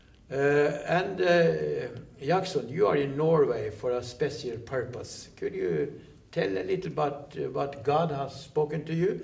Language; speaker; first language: English; non-native, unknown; Norwegian